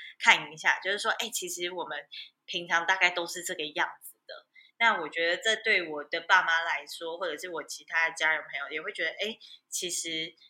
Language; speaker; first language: Chinese; native; Chinese